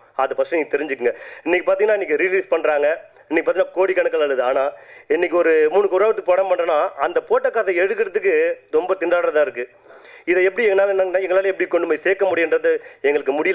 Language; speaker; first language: Tamil; native; Tamil